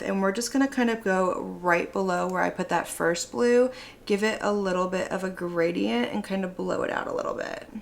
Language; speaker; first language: English; native; English